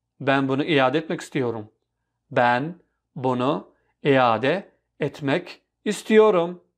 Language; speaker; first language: Turkish; non-native, fluent; Urdu